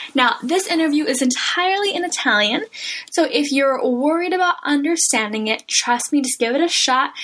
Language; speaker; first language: English; native; English